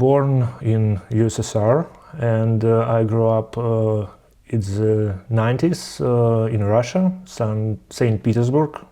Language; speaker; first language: English; non-native, learner; Russian